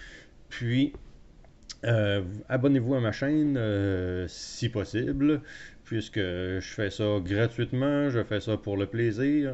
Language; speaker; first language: French; native; French